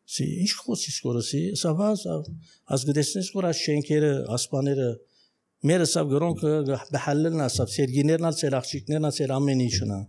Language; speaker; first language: Armenian; early bilingual, heritage; Armenian